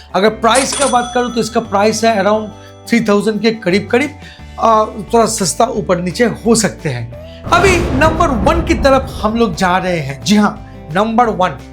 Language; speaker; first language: Hindi; non-native, local second language; Bangla